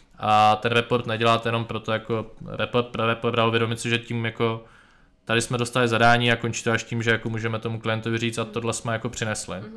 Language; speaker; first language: Czech; native; Czech